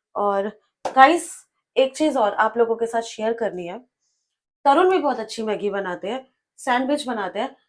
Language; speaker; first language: Hindi; native; Hindi